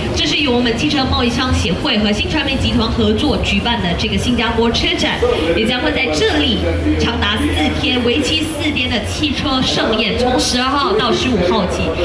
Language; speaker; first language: Chinese; native; Chinese